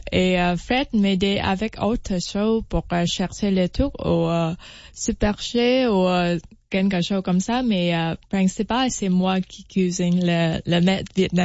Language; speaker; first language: French; non-native, learner; Vietnamese